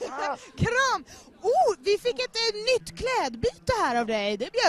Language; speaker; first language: Swedish; native; Swedish